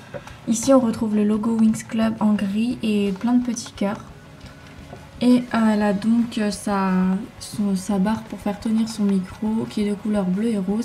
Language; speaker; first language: French; native; French